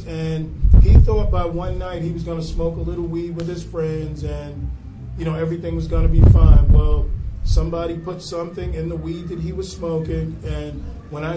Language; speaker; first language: English; native; English